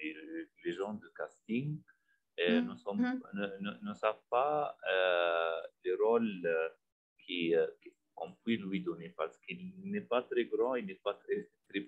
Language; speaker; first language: French; non-native, fluent; Arabic